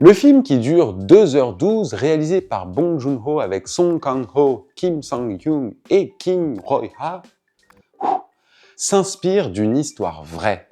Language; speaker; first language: French; native; French